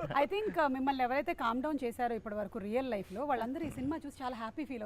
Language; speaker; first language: Telugu; native; Telugu